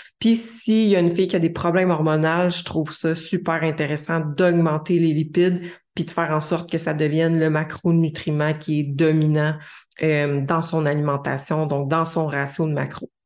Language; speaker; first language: French; native; French